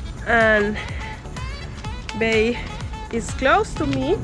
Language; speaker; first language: English; non-native, learner; Spanish